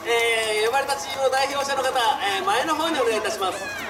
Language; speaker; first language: Japanese; native; Japanese